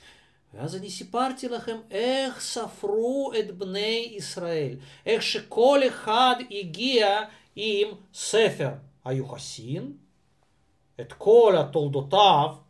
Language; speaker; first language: Hebrew; non-native, fluent; Russian